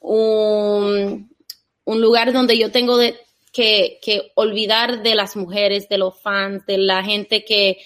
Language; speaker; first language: Spanish; non-native, fluent; English